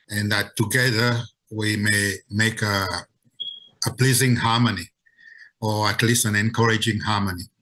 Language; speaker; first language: English; non-native, fluent; Seselwa Creole French